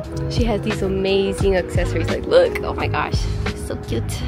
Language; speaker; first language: English; early bilingual, other home language; Spanish